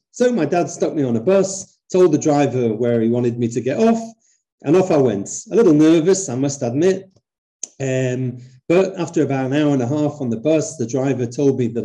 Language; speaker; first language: English; native; English